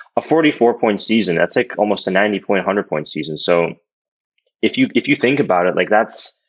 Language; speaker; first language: English; native; English